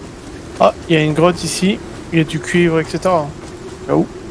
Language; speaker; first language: French; native; French